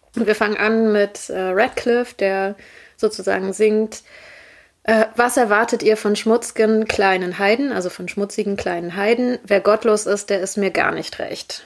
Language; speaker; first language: German; native; German